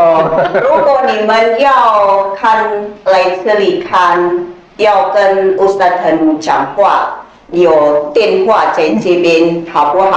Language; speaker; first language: Chinese; non-native, learner; Indonesian